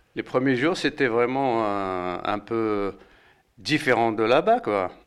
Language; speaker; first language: French; non-native, local second language; Arabic